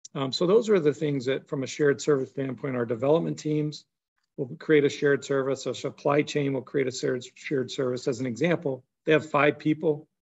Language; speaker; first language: English; native; English